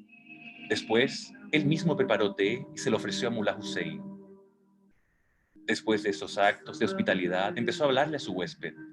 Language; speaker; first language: Spanish; native; Spanish